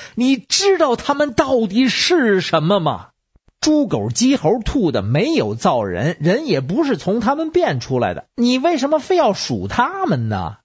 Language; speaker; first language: Chinese; native; Chinese